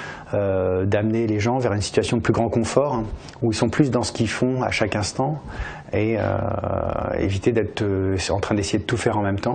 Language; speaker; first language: French; native; French